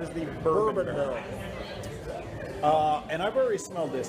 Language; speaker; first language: English; native; English